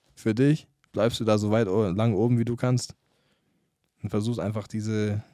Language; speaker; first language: German; non-native, fluent; English